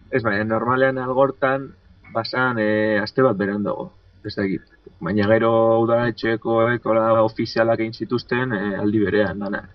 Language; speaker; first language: Basque; non-native, local second language; Spanish